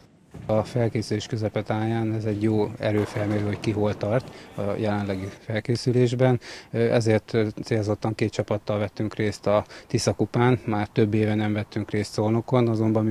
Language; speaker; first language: Hungarian; native; Hungarian